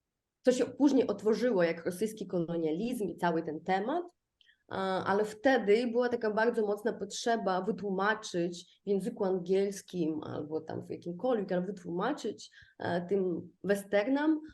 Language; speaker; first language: Polish; non-native, fluent; Ukrainian